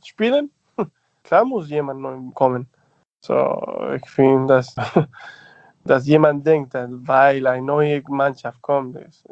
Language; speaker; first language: German; non-native, learner; Spanish